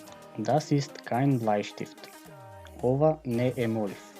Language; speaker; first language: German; non-native, fluent; Macedonian